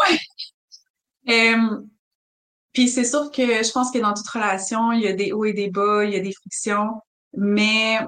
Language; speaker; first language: French; native; French